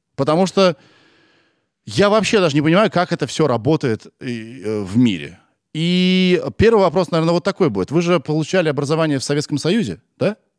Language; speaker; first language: Russian; native; Russian